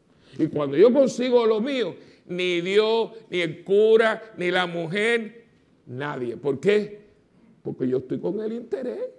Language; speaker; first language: Spanish; native; Spanish